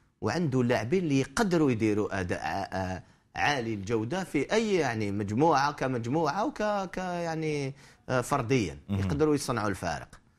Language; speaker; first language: Arabic; native; Arabic